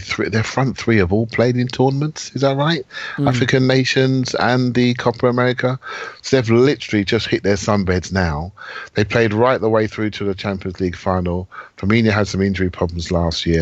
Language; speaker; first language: English; native; English